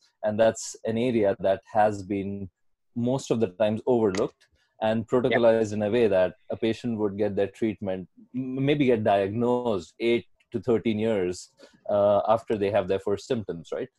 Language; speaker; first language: English; non-native, local second language; Marathi